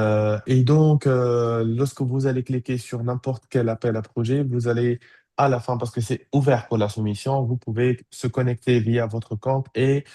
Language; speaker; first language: French; native; French